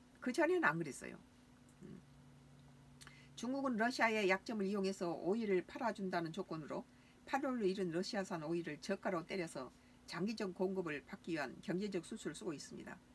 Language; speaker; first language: Korean; native; Korean